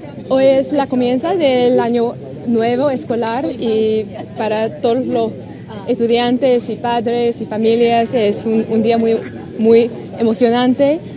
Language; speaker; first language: Spanish; non-native, learner; English